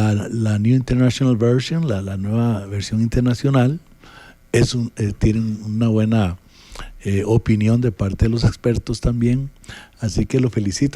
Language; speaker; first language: Spanish; native; Spanish